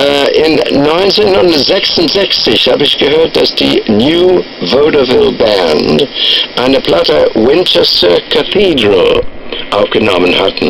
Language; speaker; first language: German; non-native, fluent; English